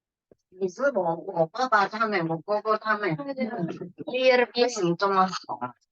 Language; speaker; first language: Chinese; early bilingual, heritage; Chinese